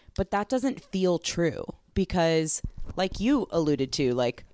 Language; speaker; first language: English; native; English